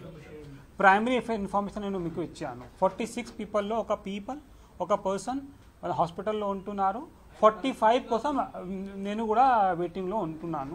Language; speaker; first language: Telugu; non-native, local second language; Urdu